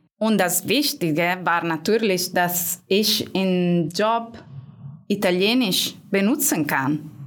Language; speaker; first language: German; non-native, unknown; Italian